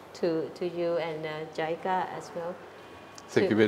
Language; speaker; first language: English; non-native, fluent; Thai